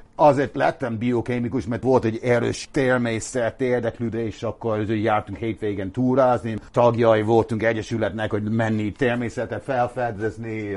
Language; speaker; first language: Hungarian; non-native, fluent; English